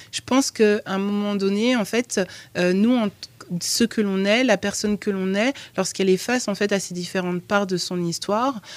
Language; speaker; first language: French; native; French